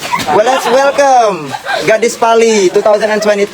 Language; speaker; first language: English; non-native, fluent; Indonesian